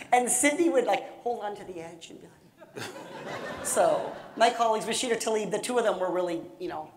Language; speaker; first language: English; native; English